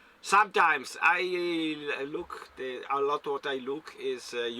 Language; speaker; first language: English; non-native, learner; German